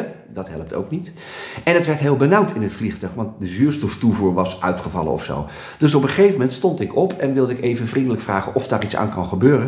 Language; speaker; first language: Dutch; native; Dutch